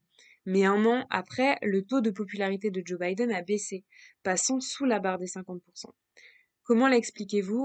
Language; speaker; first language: French; native; French